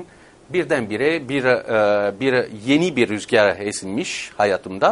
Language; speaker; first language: Turkish; non-native, fluent; Italian